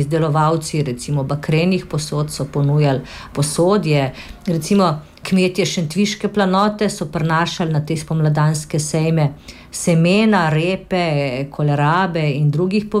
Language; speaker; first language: Slovenian; native; Slovenian